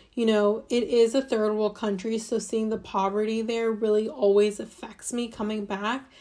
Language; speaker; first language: English; native; English